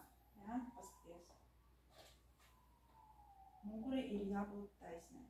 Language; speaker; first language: Latvian; non-native, learner; Russian